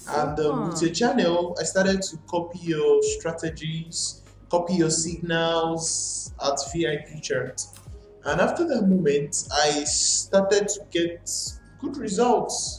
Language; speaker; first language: English; non-native, learner; Portuguese